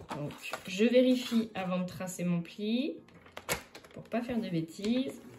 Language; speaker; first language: French; native; French